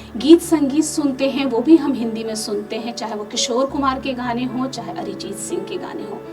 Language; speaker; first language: Hindi; native; Hindi